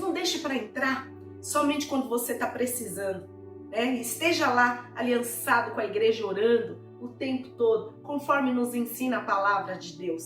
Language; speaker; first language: Portuguese; native; Portuguese